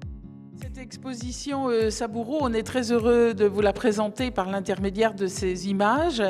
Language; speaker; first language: French; native; French